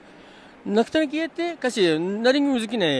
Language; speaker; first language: Lingala; non-native, fluent; Japanese